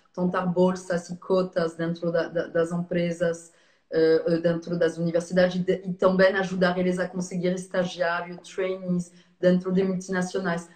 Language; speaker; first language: Portuguese; non-native, fluent; French